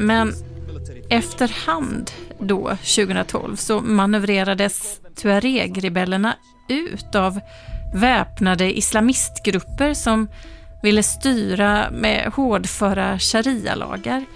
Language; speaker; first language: Swedish; native; Swedish